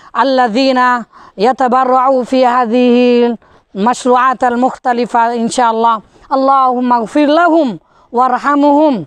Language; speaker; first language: Arabic; non-native, fluent; Bangla